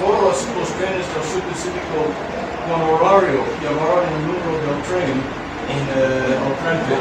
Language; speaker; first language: Spanish; non-native, fluent; English